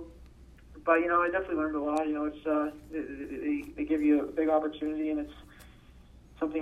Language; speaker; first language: English; native; English